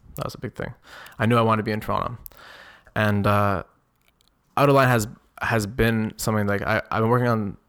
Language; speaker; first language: English; native; English